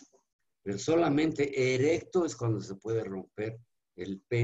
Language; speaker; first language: Spanish; native; Spanish